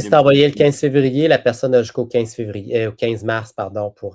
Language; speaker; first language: French; native; French